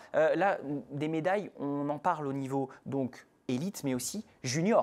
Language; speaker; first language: French; native; French